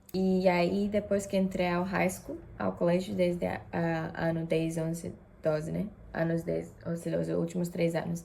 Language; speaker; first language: Portuguese; non-native, fluent; Japanese